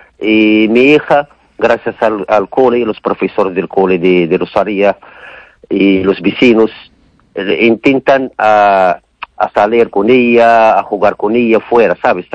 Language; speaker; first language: Spanish; non-native, fluent; Arabic